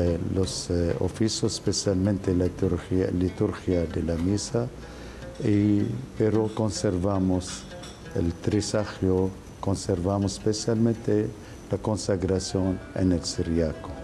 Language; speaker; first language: Spanish; non-native, fluent; Arabic